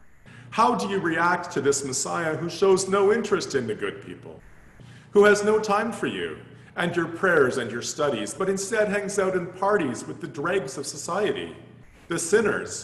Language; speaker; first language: English; native; English